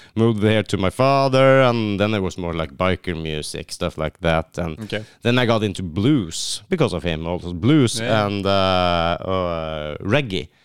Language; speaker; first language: English; non-native, fluent; Norwegian